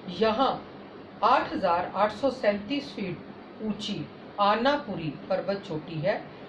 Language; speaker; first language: Hindi; native; Hindi